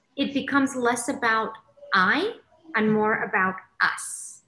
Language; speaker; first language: English; non-native, local second language; Somali